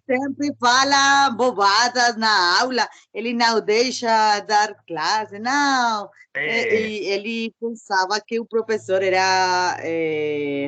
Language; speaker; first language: Portuguese; non-native, learner; Spanish